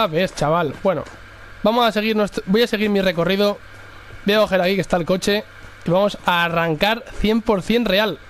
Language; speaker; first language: Spanish; native; Spanish